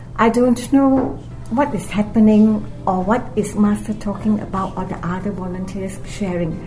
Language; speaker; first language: English; non-native, local second language; Cantonese